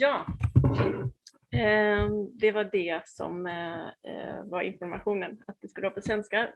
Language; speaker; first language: Swedish; native; Swedish